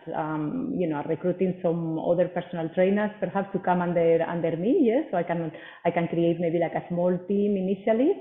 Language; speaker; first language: English; non-native, fluent; Spanish